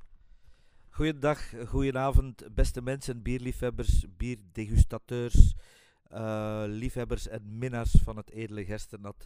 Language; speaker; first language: Dutch; native; Dutch